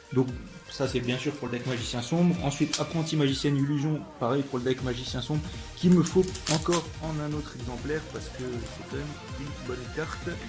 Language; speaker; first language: French; native; French